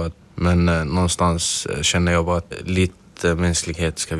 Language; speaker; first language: Swedish; non-native, fluent; Arabic